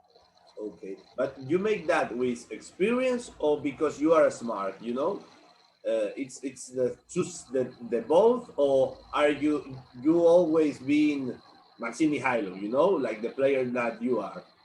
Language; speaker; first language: English; non-native, learner; Spanish